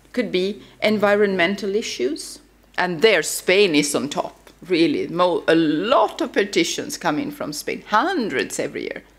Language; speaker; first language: English; non-native, fluent; Swedish